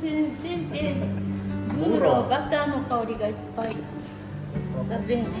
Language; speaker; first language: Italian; non-native, learner; Japanese